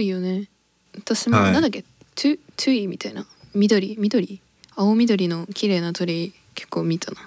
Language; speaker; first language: Japanese; native; Japanese